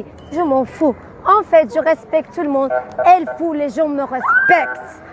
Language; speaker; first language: French; non-native, learner; Arabic